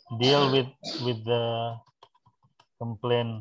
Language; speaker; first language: English; non-native, fluent; Indonesian